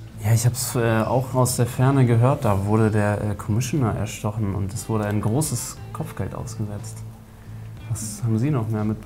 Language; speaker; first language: German; native; German